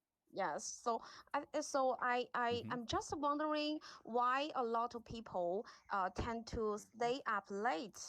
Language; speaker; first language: English; non-native, learner; Chinese